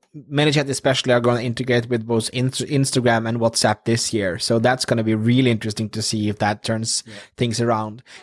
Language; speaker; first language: English; non-native, fluent; Norwegian